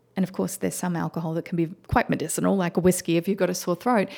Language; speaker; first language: English; native; English